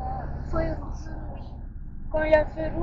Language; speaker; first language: French; non-native, learner; Russian